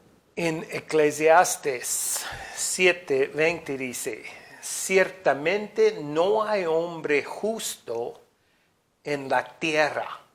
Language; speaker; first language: Spanish; non-native, fluent; English